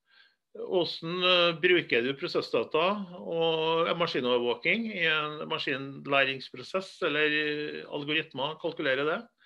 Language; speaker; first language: Norwegian; native; Norwegian